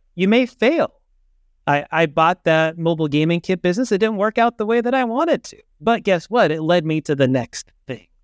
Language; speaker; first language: English; native; English